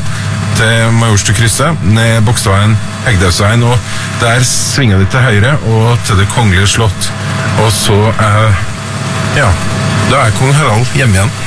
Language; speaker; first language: Norwegian; native; Norwegian